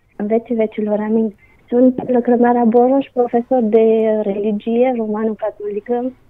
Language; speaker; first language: Romanian; native; Romanian